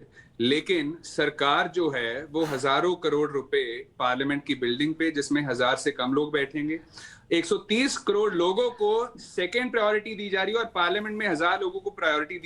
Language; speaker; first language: Hindi; non-native, local second language; Punjabi